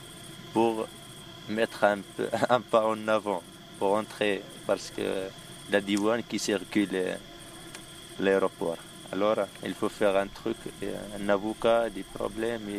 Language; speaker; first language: French; non-native, local second language; Arabic